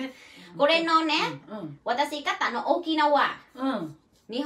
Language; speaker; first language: Japanese; non-native, learner; Vietnamese